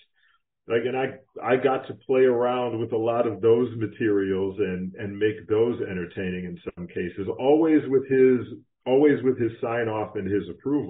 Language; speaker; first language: English; native; English